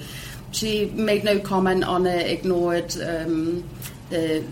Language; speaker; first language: English; native; English